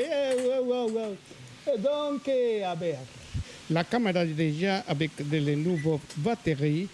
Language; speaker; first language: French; non-native, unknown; Spanish